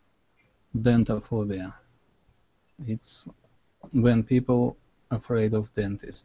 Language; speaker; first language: English; non-native, learner; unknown